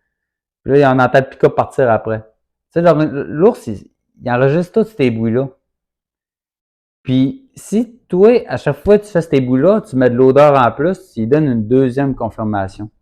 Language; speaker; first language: French; native; French